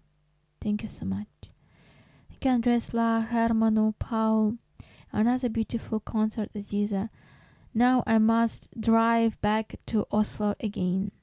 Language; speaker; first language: English; non-native, learner; Crimean Tatar